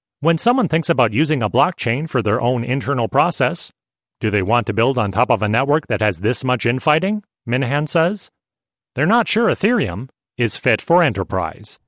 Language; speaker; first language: English; native; English